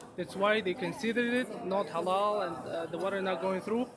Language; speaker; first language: English; non-native, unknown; Russian